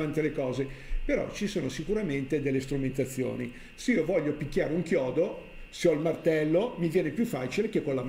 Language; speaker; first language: Italian; native; Italian